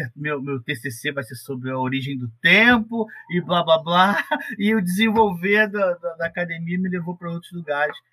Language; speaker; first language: Portuguese; native; Portuguese